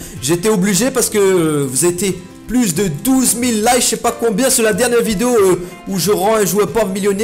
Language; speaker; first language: French; native; French